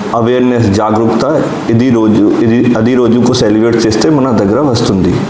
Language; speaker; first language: Telugu; non-native, learner; Hindi